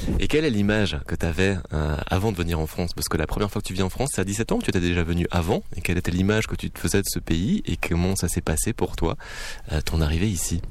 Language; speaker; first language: French; native; French